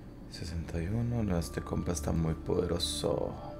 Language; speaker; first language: Spanish; native; Spanish